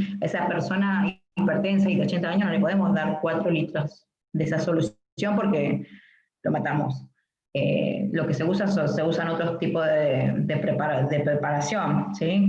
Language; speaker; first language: Spanish; native; Spanish